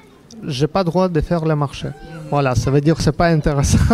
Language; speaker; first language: French; non-native, learner; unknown